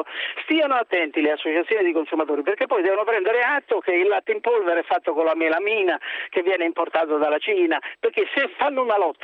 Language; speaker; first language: Italian; native; Italian